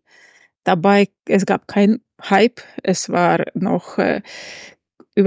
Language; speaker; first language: German; non-native, fluent; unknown